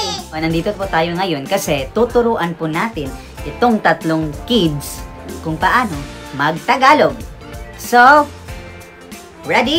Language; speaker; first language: Filipino; non-native, local second language; Cebuano